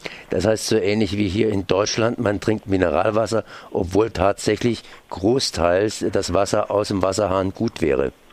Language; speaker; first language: German; native; German